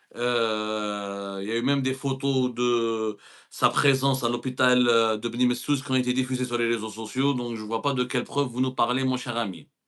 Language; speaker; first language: French; non-native, local second language; Arabic